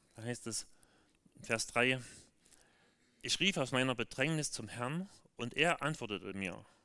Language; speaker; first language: German; native; German